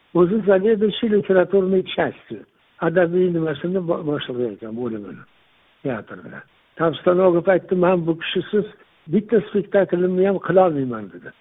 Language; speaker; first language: Uzbek; non-native, local second language; Tajik